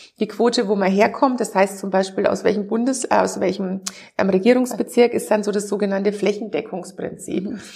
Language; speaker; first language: German; native; German